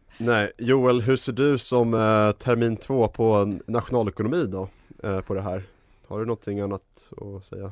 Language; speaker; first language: Swedish; native; Swedish